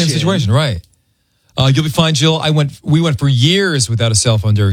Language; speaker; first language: English; native; English